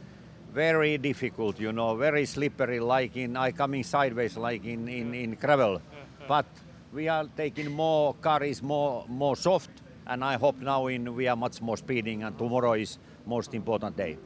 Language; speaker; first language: English; non-native, learner; Finnish